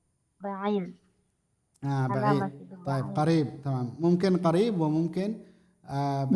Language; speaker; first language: Arabic; non-native, fluent; Indonesian